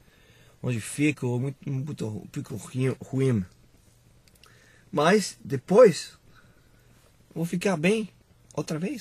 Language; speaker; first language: Portuguese; non-native, learner; Spanish